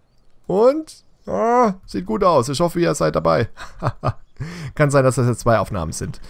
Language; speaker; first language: German; native; German